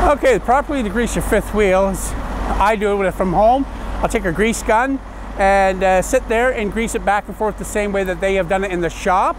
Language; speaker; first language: English; native; English